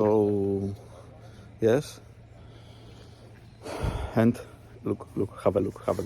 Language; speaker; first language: English; non-native, learner; Greek